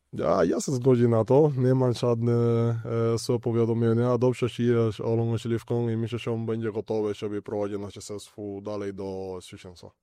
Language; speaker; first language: Polish; non-native, learner; Spanish